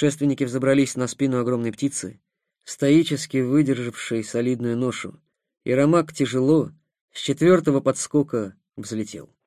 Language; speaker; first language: Russian; native; Russian